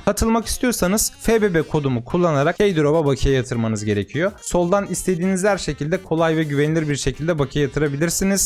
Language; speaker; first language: Turkish; native; Turkish